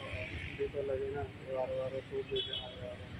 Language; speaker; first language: Filipino; non-native, learner; Punjabi